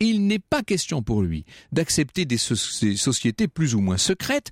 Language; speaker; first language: French; native; French